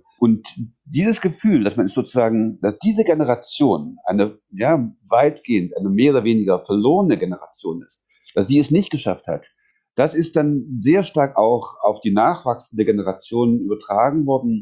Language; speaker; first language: German; native; German